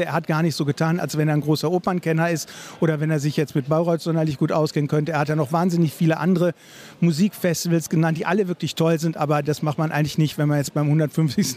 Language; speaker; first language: German; native; German